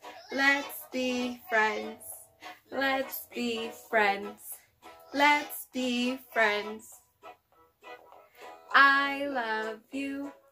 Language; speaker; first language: English; non-native, fluent; Spanish